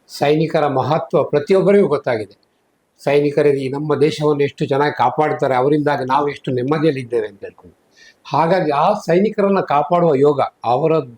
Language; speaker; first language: Kannada; native; Kannada